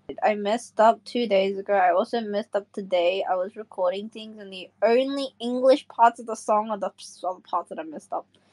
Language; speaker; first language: English; native; English